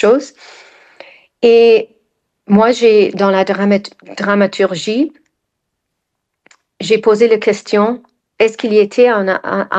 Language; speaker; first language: French; non-native, fluent; English